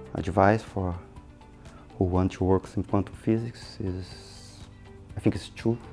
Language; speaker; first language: English; non-native, fluent; Portuguese